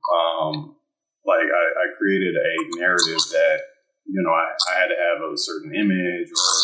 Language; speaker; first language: English; early bilingual, other home language; German